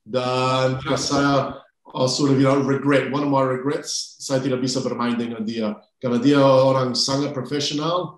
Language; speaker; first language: Indonesian; non-native, fluent; English